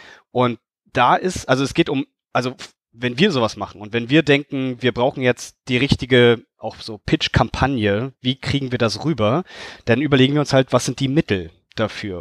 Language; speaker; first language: German; native; German